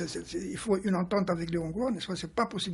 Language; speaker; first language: French; non-native, fluent; Romanian